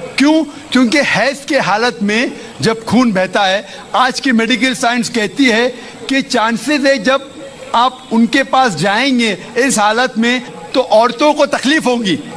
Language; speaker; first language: Urdu; non-native, local second language; Konkani